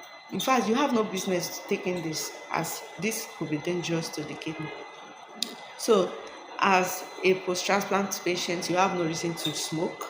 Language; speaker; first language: English; non-native, local second language; Yoruba